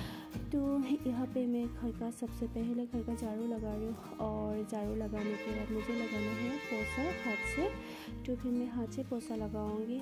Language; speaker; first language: Hindi; non-native, local second language; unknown